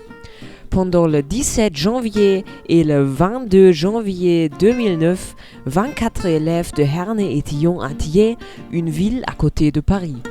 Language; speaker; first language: French; non-native, learner; German